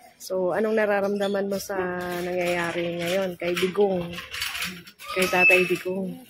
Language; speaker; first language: Filipino; native; Filipino